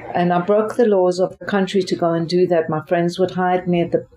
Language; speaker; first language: English; native; English